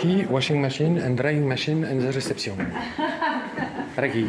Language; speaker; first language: French; native; French